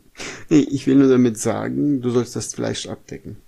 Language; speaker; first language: German; non-native, fluent; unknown